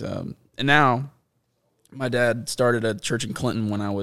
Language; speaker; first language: English; native; English